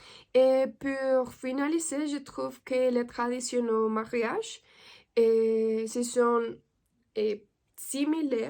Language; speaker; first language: French; non-native, learner; Spanish